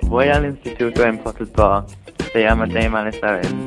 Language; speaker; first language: Spanish; non-native, learner; English